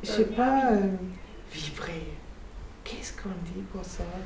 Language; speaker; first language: French; non-native, fluent; German